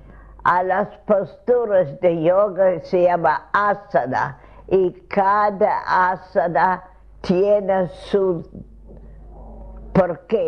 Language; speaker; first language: Spanish; non-native, fluent; Russian